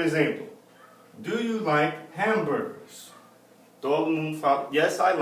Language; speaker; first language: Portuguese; non-native, fluent; English